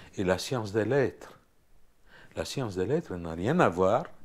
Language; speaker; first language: French; non-native, fluent; Romanian